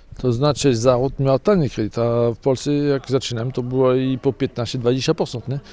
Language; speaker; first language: Polish; non-native, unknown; French